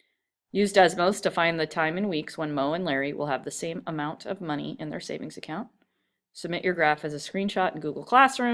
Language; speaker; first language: English; native; English